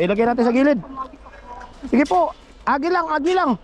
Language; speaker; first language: Filipino; native; Filipino